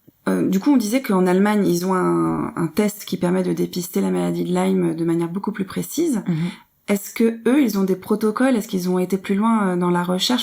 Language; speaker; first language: French; native; French